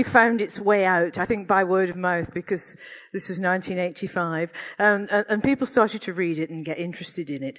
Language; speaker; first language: English; native; English